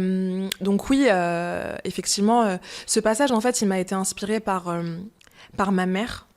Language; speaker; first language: French; early bilingual, other home language; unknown